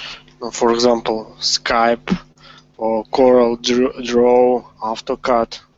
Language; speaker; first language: English; non-native, learner; Russian